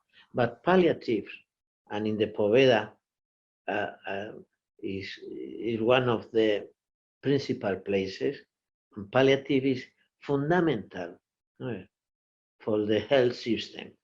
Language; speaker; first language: English; non-native, learner; Portuguese